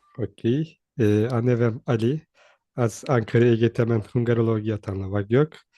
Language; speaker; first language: Hungarian; non-native, learner; Turkish